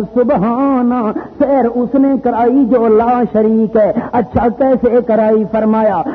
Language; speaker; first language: Urdu; non-native, local second language; Pashto